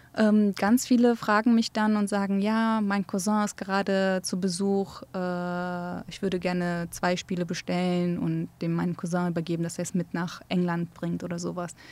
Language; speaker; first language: German; early bilingual, other home language; Central Kurdish